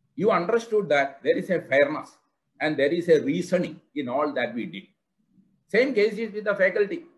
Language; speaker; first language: English; non-native, local second language; Malayalam